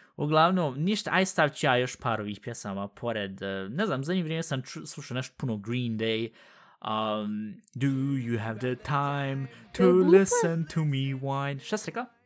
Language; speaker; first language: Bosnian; early bilingual, heritage; Bosnian